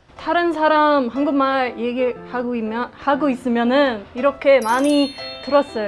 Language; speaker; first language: Korean; non-native, learner; English